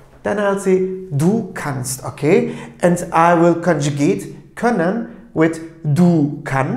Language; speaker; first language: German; non-native, fluent; Turkish